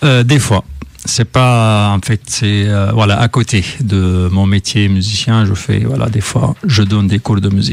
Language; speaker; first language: French; non-native, fluent; Arabic